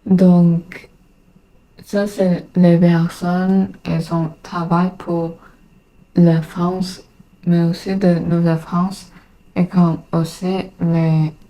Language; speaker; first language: French; non-native, learner; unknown